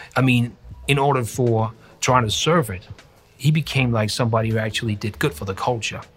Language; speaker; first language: English; non-native, fluent; Danish